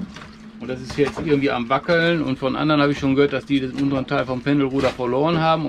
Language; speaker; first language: German; native; German